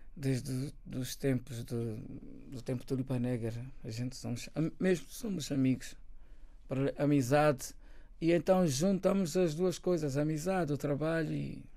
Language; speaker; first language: Portuguese; non-native, local second language; Kabuverdianu